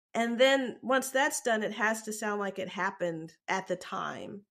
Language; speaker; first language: English; native; English